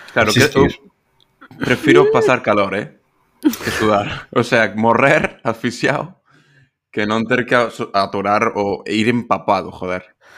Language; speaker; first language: Galician; non-native, local second language; Spanish